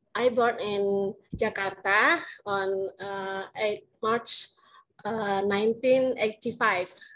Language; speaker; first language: English; non-native, learner; Indonesian